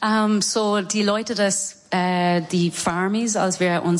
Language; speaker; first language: German; non-native, learner; English